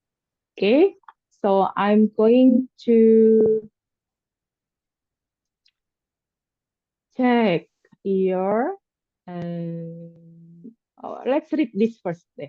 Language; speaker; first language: English; non-native, fluent; Indonesian